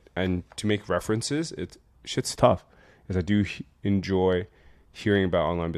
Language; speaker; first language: English; native; English